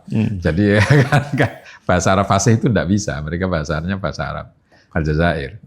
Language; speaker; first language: Indonesian; non-native, local second language; Javanese